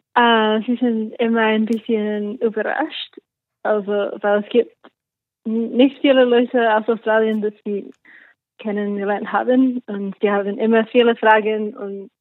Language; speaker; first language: German; non-native, learner; English